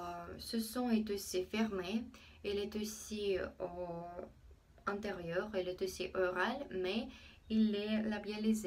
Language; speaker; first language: French; non-native, fluent; Russian